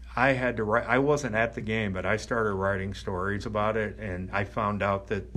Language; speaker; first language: English; native; English